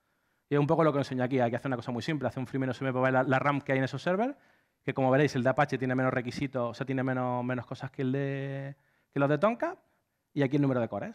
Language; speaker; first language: Spanish; native; Spanish